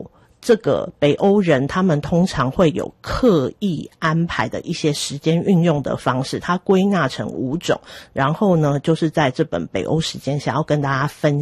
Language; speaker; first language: Chinese; native; Chinese